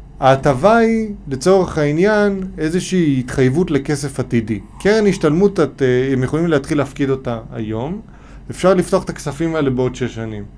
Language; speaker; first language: Hebrew; native; Hebrew